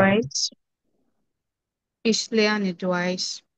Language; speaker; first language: German; non-native, learner; Bangla